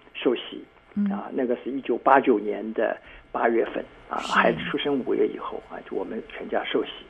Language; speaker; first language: Chinese; native; Chinese